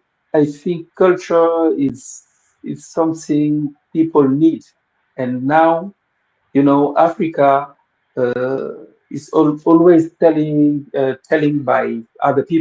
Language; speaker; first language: English; non-native, local second language; Wolof